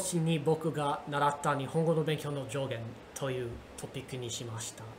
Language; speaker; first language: Japanese; non-native, learner; English